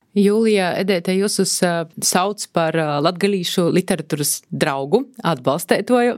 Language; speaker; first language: Latvian; native; Latvian